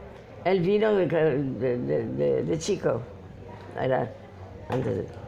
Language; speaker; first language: Spanish; non-native, fluent; Polish